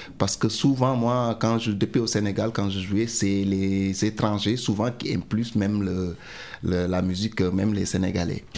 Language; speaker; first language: French; non-native, local second language; Wolof